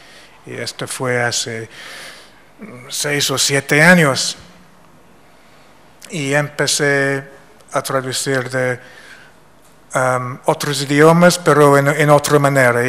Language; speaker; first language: Spanish; non-native, fluent; English